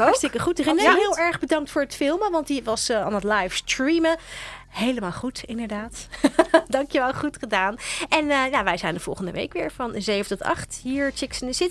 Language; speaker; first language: Dutch; native; Dutch